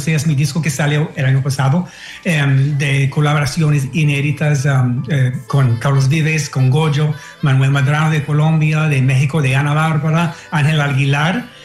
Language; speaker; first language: Spanish; non-native, fluent; English